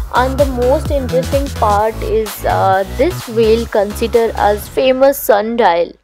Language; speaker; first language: English; non-native, local second language; Odia